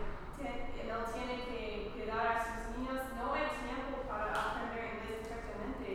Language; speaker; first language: Spanish; non-native, learner; English